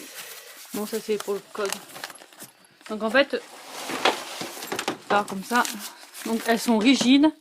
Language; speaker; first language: French; native; French